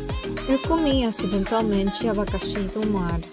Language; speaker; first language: Portuguese; non-native, fluent; Korean